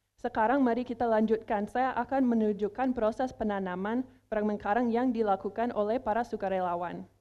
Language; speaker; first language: Indonesian; non-native, fluent; English